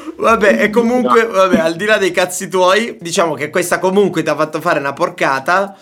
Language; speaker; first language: Italian; native; Italian